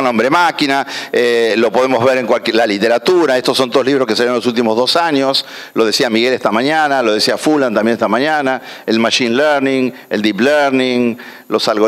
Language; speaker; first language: Spanish; native; Spanish